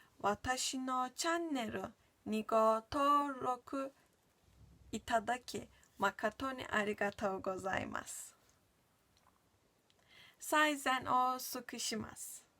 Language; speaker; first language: Japanese; non-native, learner; Turkish